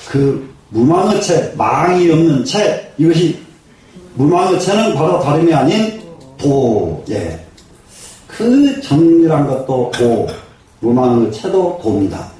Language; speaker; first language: Korean; native; Korean